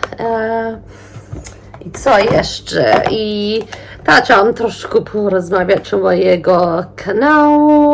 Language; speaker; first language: Polish; early bilingual, heritage; Polish